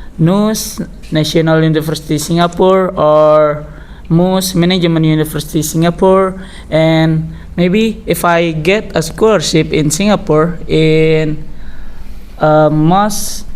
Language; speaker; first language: English; non-native, learner; Indonesian